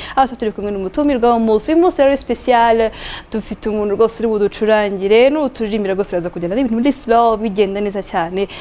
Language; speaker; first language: Kinyarwanda; native; Kinyarwanda